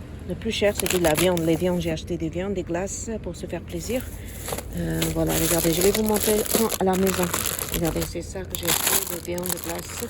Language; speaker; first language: French; non-native, learner; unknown